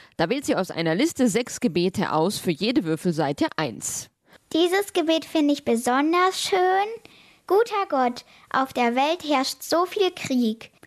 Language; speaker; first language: German; native; German